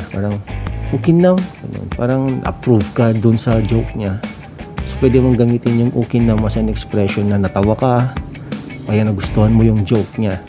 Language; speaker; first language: Filipino; non-native, local second language; Iloko